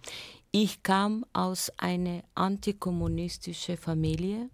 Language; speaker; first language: German; non-native, learner; Bulgarian